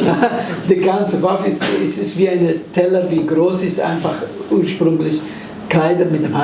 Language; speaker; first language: German; non-native, fluent; Somali